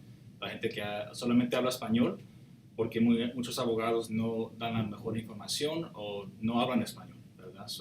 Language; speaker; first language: Spanish; early bilingual, heritage; Spanish